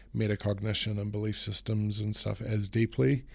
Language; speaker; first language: English; native; English